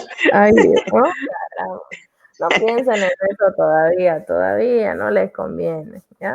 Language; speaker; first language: Spanish; native; Spanish